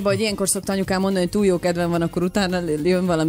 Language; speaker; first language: Hungarian; native; Hungarian